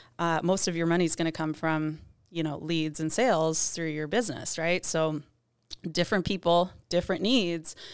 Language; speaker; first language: English; native; English